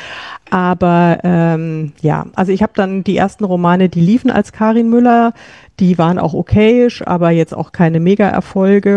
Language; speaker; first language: German; native; German